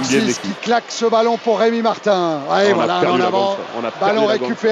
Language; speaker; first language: French; native; French